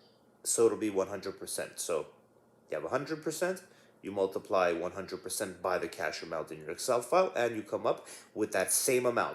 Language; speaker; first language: English; native; English